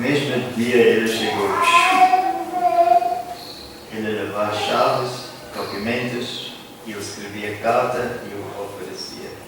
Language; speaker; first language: Portuguese; non-native, learner; English